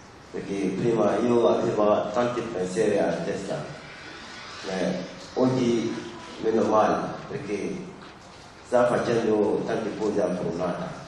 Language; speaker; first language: Italian; non-native, learner; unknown